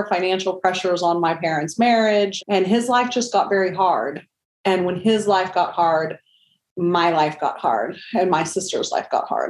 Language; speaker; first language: English; native; English